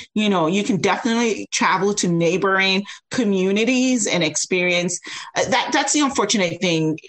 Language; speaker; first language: English; non-native, local second language; Yoruba